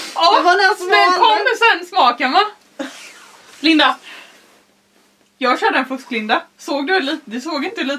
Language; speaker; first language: Swedish; native; Swedish